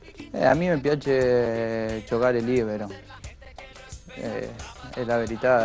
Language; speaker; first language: Italian; non-native, fluent; Spanish